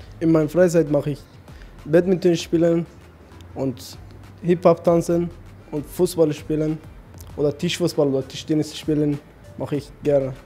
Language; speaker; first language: German; non-native, learner; Persian